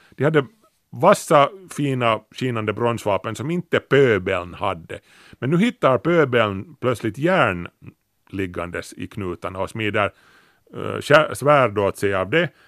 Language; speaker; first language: Swedish; native; Swedish